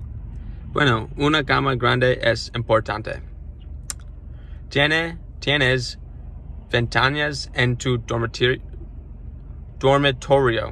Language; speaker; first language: Spanish; non-native, learner; English